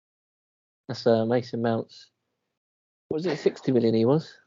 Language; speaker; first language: English; native; English